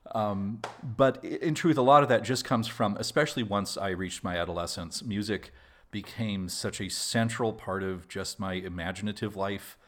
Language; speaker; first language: English; native; English